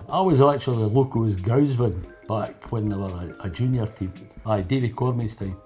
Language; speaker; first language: English; native; English